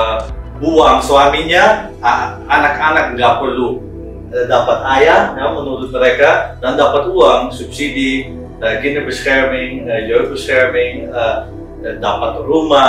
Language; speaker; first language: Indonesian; non-native, fluent; Dutch